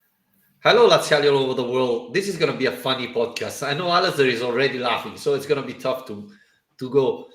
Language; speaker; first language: English; non-native, fluent; Italian